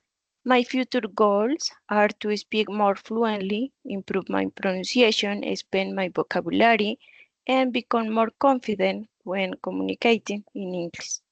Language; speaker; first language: English; non-native, learner; Spanish